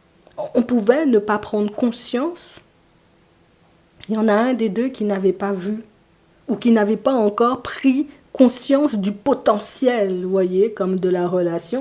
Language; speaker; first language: French; native; French